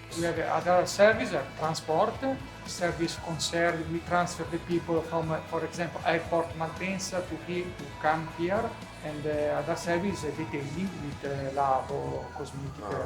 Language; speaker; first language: English; non-native, learner; Italian